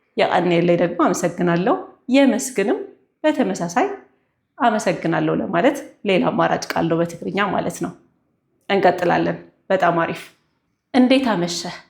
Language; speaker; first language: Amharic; non-native, local second language; Tigrinya